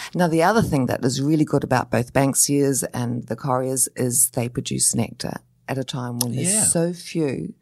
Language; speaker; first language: English; native; English